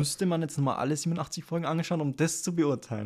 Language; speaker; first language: German; native; German